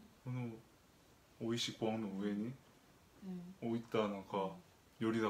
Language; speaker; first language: Japanese; non-native, fluent; Korean